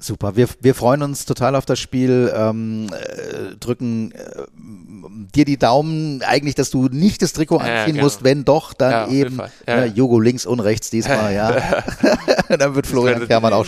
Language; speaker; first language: German; native; German